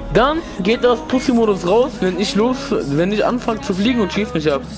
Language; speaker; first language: German; native; German